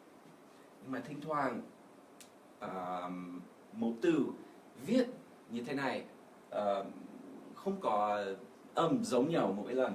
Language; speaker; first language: Vietnamese; non-native, fluent; English